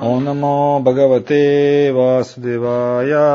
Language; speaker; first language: Russian; native; Russian